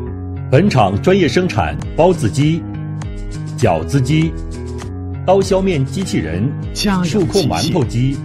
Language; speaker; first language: Chinese; native; Chinese